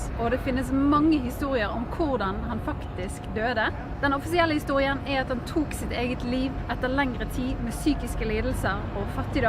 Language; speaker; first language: Norwegian; native; Norwegian